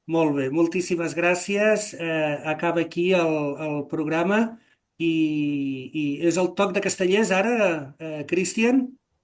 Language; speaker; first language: Catalan; native; Catalan